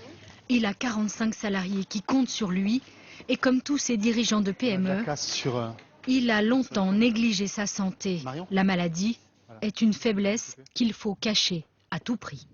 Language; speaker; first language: French; native; French